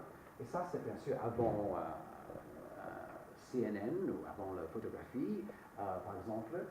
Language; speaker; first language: French; non-native, fluent; English